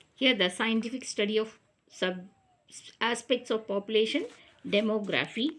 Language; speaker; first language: English; non-native, local second language; Tamil